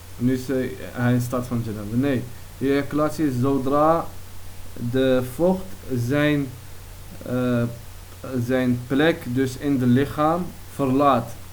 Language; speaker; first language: Dutch; early bilingual, other home language; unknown